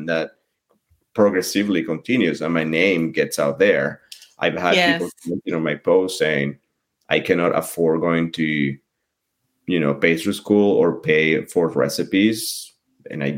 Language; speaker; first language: English; non-native, fluent; French